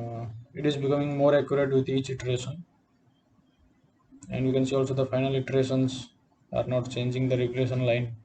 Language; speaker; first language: English; non-native, local second language; Odia